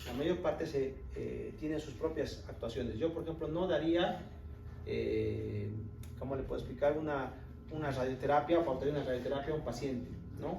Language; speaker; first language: Spanish; native; Spanish